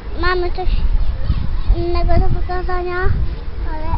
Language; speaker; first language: Polish; early bilingual, heritage; Polish